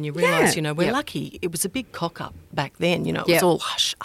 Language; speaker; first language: English; native; English